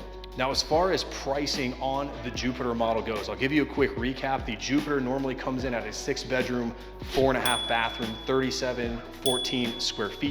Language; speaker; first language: English; native; English